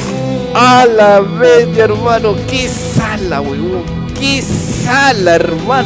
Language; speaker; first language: Spanish; native; Spanish